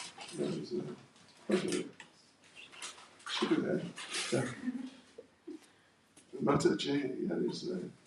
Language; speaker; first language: Russian; non-native, learner; English